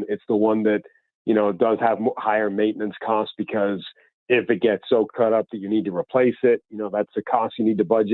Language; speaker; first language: English; native; English